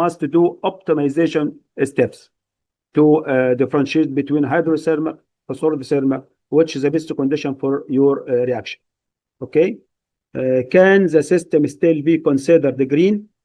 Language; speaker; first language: English; non-native, fluent; Arabic